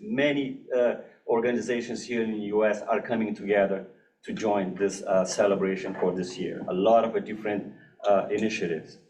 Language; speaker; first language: English; non-native, fluent; Portuguese